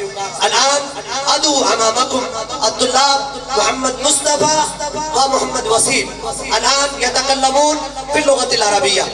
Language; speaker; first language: Arabic; non-native, fluent; Urdu